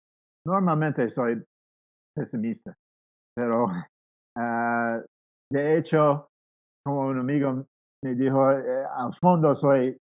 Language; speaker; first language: Spanish; non-native, fluent; English